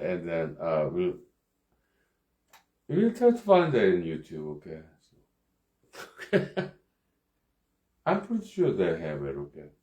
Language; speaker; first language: English; non-native, fluent; Korean